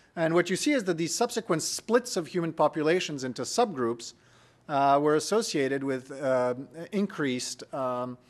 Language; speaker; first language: English; non-native, fluent; French